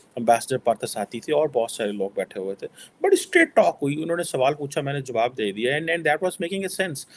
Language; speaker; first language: Urdu; non-native, local second language; Punjabi